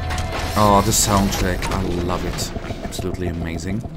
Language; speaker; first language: English; non-native, fluent; German